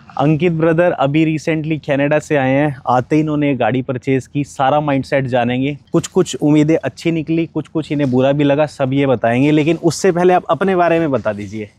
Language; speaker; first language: Hindi; native; Hindi